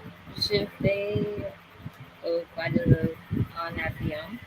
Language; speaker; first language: French; non-native, learner; English